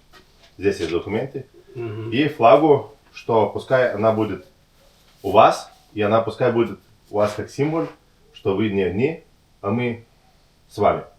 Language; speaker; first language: Russian; non-native, learner; Lithuanian